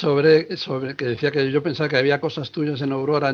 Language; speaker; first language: Spanish; native; Spanish